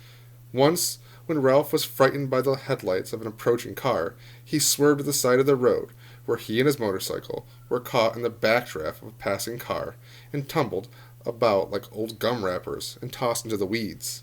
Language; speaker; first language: English; native; English